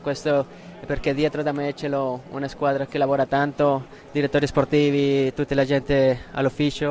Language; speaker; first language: Italian; non-native, fluent; Spanish